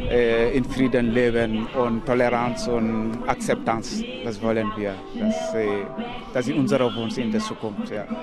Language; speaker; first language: German; non-native, learner; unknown